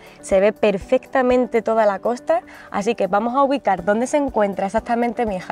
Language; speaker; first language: Spanish; native; Spanish